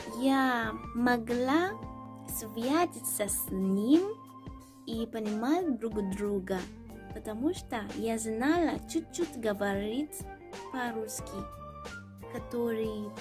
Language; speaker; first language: Russian; non-native, learner; Swahili